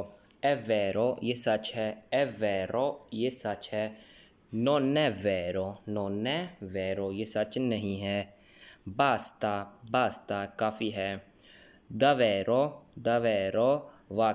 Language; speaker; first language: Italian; non-native, learner; Urdu